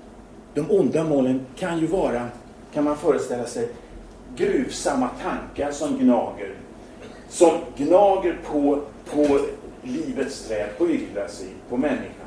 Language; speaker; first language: Swedish; native; Swedish